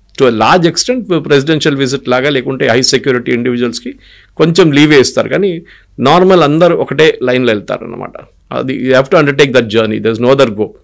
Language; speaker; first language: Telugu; non-native, local second language; Malayalam